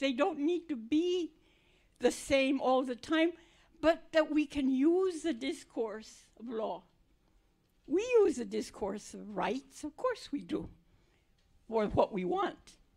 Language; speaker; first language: English; native; English